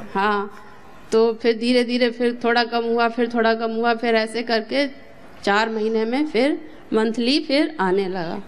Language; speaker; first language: Hindi; native; Hindi